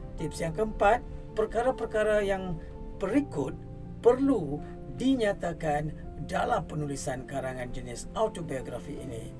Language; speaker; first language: Malay; non-native, local second language; Tamil